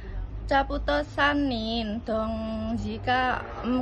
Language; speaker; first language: Chinese; non-native, learner; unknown